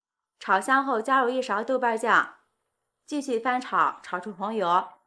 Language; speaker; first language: Chinese; native; Chinese